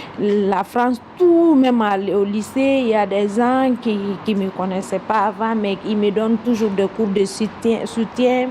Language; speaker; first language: French; non-native, local second language; Mandingo